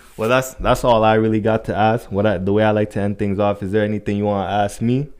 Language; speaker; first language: English; native; English